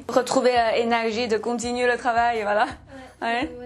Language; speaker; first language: French; non-native, fluent; Chinese